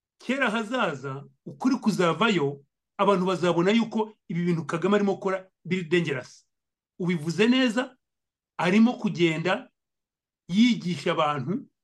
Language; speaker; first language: Kinyarwanda; native; Kinyarwanda